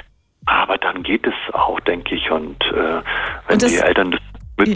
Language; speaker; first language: German; native; German